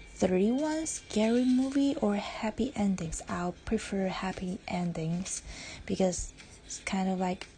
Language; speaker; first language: English; non-native, learner; Chinese